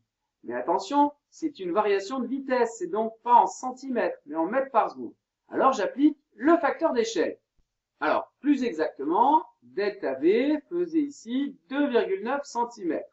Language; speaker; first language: French; native; French